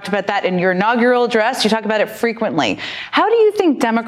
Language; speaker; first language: English; native; English